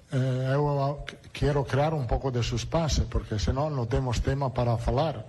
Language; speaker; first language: Portuguese; non-native, learner; Italian